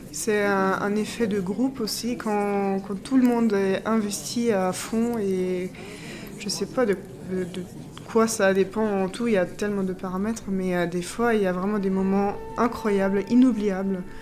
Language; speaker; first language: French; non-native, fluent; German